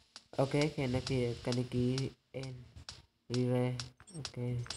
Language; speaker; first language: English; non-native, learner; Vietnamese